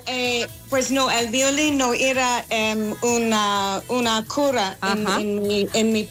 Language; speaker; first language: Spanish; non-native, learner; English